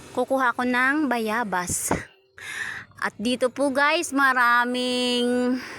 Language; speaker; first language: Filipino; non-native, local second language; Bikol